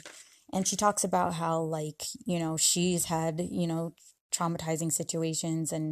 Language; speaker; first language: English; native; English